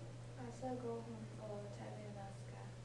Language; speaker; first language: Japanese; non-native, learner; English